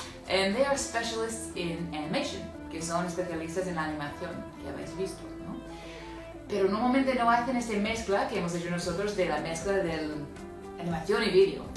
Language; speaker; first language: Spanish; non-native, fluent; English